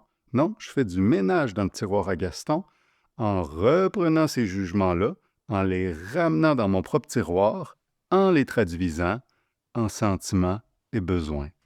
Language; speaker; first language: French; native; French